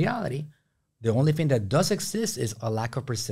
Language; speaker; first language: English; native; English